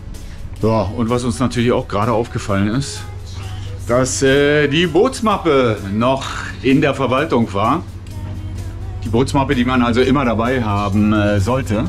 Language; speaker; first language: German; native; German